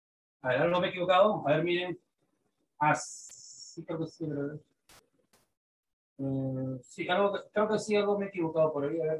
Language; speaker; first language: Spanish; native; Spanish